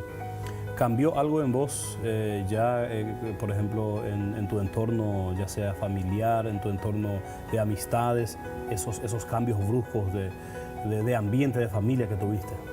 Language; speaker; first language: Spanish; native; Spanish